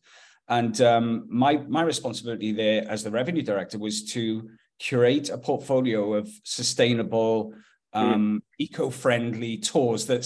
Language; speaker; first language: English; native; English